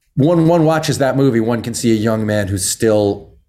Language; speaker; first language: English; native; English